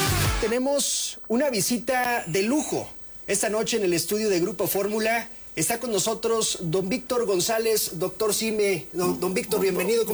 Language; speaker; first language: Spanish; native; Spanish